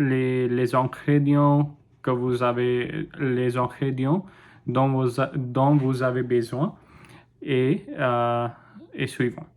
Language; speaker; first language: French; non-native, learner; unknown